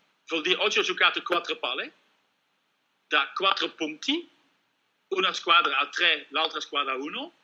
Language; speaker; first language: Italian; non-native, learner; Dutch